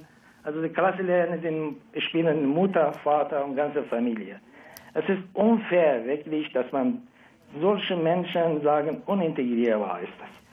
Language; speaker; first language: German; non-native, fluent; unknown